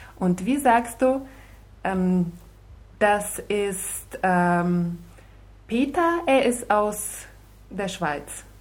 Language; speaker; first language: German; non-native, fluent; Russian